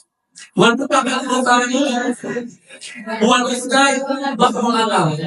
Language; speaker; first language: Arabic; non-native, fluent; Indonesian